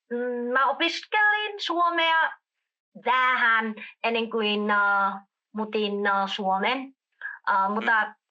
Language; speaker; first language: Finnish; non-native, learner; Vietnamese